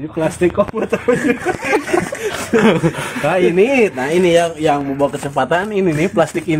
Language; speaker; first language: Indonesian; non-native, local second language; Sundanese